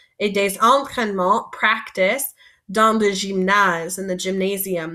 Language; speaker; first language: French; non-native, fluent; English